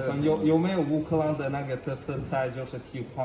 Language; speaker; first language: Chinese; non-native, learner; Tajik